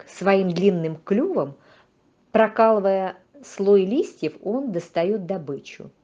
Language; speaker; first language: Russian; native; Russian